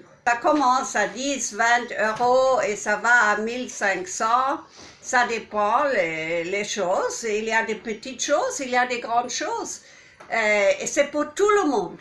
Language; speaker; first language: French; non-native, fluent; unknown